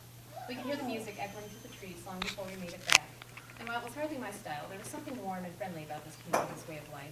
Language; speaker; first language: English; native; English